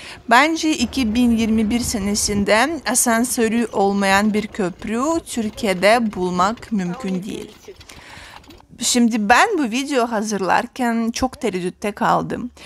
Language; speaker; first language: Turkish; non-native, fluent; Russian